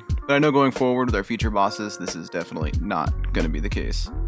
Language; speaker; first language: English; native; English